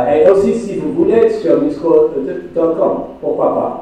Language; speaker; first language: French; non-native, fluent; English